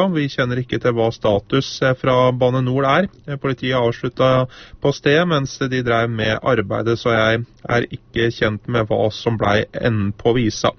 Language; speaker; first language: Norwegian; native; Norwegian